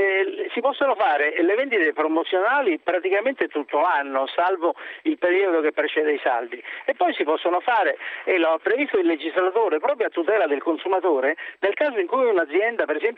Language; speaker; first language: Italian; native; Italian